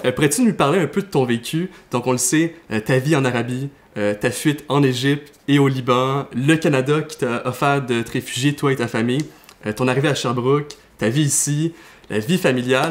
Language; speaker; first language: French; native; French